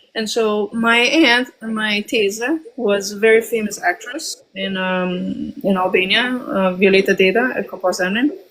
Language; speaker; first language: English; early bilingual, other home language; Albanian